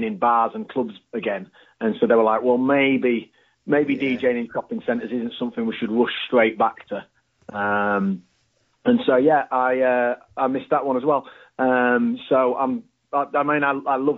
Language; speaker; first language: English; native; English